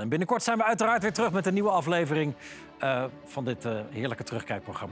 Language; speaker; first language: Dutch; native; Dutch